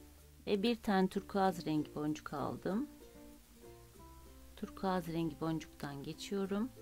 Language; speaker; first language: Turkish; native; Turkish